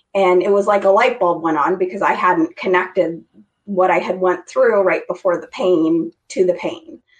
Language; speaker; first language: English; native; English